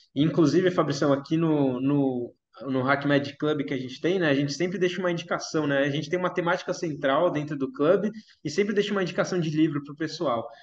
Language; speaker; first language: Portuguese; native; Portuguese